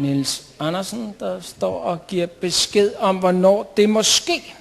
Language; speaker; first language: Danish; native; Danish